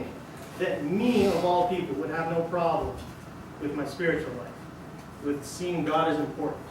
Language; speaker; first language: English; native; English